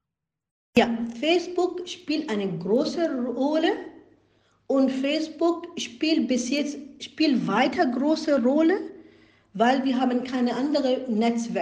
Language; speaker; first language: German; non-native, learner; Rohingya